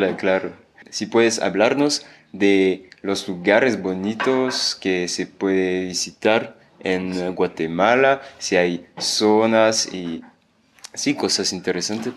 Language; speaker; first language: Spanish; non-native, fluent; French